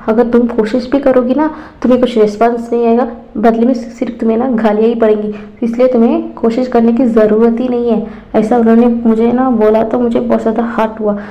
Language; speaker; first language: Hindi; non-native, local second language; Tamil